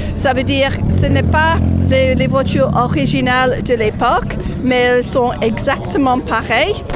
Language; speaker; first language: French; non-native, fluent; English